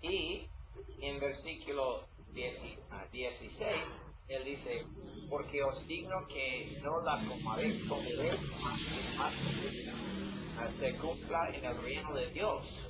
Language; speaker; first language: Spanish; non-native, learner; English